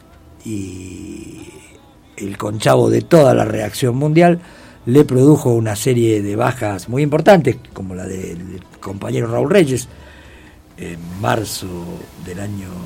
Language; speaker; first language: Spanish; native; Spanish